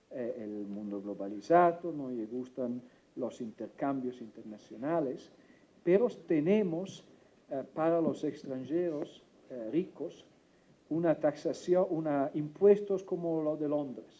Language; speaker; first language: Spanish; non-native, fluent; Italian